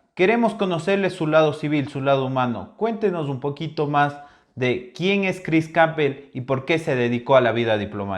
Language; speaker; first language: Spanish; native; Spanish